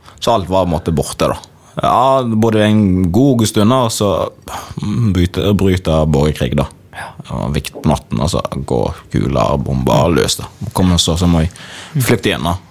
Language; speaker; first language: Norwegian; early bilingual, other home language; Swahili